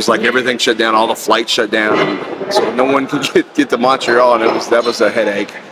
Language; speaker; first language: English; native; English